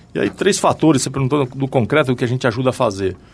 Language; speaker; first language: Portuguese; native; Portuguese